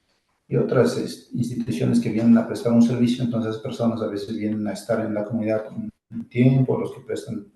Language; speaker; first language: Spanish; non-native, local second language; Zapotec